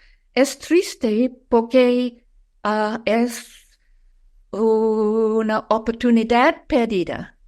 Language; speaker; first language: Spanish; non-native, fluent; English